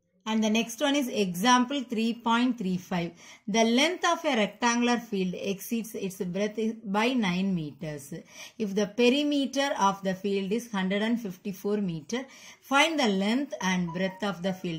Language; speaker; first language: English; non-native, local second language; Tamil